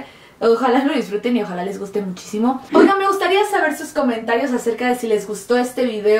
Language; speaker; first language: Spanish; native; Spanish